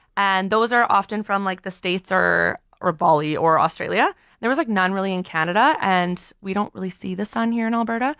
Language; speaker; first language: English; early bilingual, other home language; Portuguese